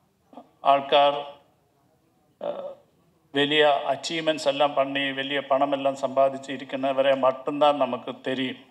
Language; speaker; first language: Tamil; non-native, learner; Malayalam